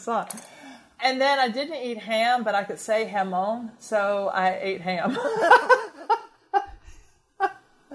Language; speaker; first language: English; native; English